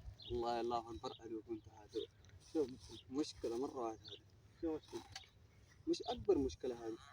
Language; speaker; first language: Arabic; non-native, learner; Telugu